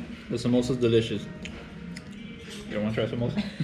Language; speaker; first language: English; native; English